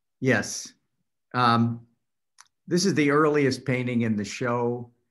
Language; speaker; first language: English; native; English